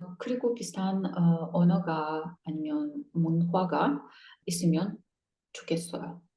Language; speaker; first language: Korean; non-native, learner; Russian